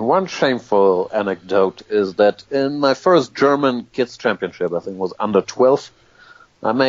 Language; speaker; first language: English; non-native, fluent; German